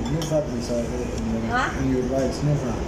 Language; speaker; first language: English; non-native, learner; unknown